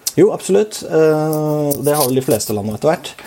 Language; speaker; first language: Norwegian; native; Norwegian